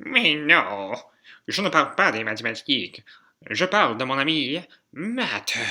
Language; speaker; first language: French; non-native, fluent; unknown